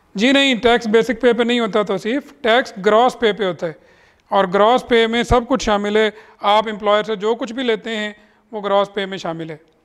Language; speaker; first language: Urdu; native; Urdu